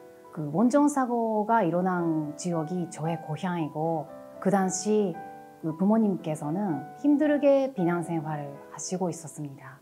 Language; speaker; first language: Korean; non-native, fluent; Japanese